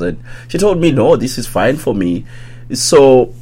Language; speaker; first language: English; non-native, local second language; Ganda